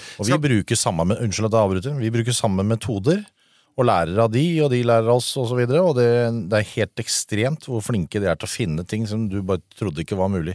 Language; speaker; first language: Norwegian; native; Norwegian